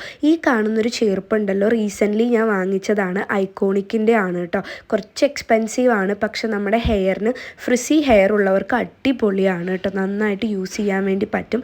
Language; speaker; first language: Malayalam; native; Malayalam